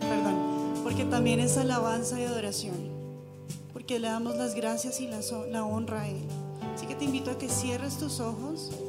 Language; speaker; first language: Spanish; native; Spanish